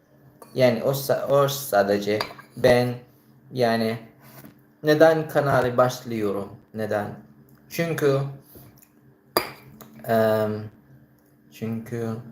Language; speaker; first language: Turkish; non-native, learner; Filipino